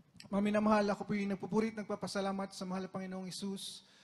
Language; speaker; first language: Filipino; native; Filipino